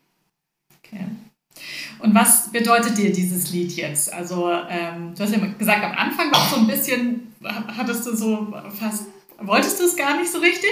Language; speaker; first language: German; native; German